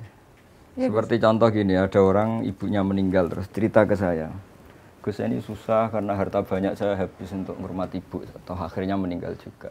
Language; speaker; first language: Indonesian; native; Indonesian